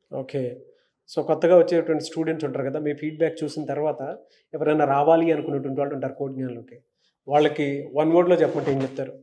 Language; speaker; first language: Telugu; native; Telugu